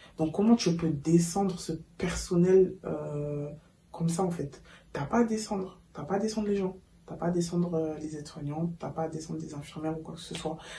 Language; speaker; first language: French; native; French